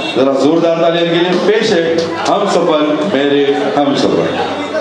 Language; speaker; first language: Hindi; non-native, local second language; Marathi